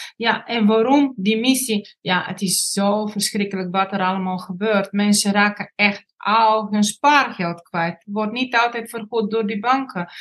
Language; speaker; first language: Dutch; non-native, fluent; Bulgarian